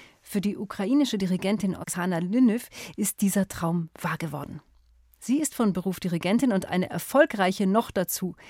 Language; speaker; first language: German; native; German